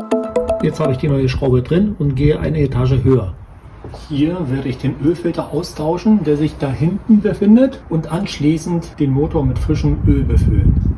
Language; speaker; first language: German; native; German